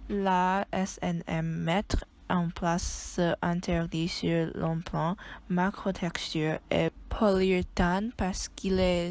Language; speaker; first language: French; non-native, learner; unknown